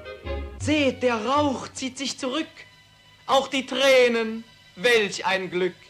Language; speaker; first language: German; native; German